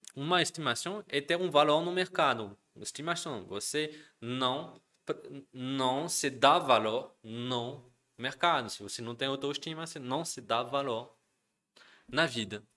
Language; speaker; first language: Portuguese; non-native, fluent; French